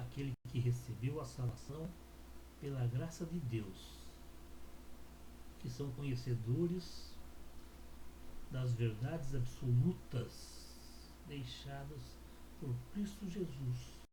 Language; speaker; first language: Portuguese; native; Portuguese